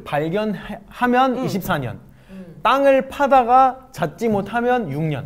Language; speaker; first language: Korean; non-native, fluent; Arabic